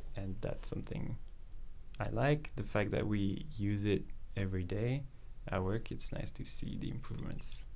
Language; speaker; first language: English; non-native, fluent; French